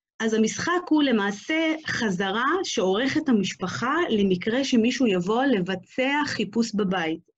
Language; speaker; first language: Hebrew; non-native, local second language; Arabic